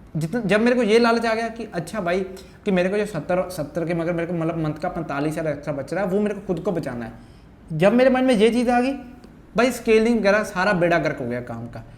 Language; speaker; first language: Hindi; native; Hindi